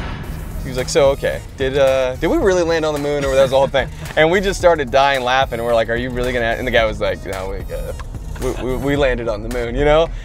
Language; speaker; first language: English; native; English